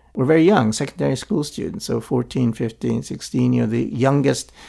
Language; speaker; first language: English; non-native, local second language; Filipino